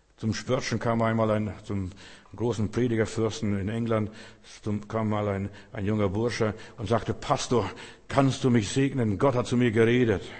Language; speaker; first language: German; early bilingual, other home language; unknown